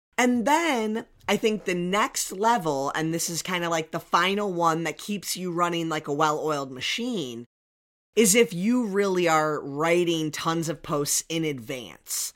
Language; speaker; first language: English; native; English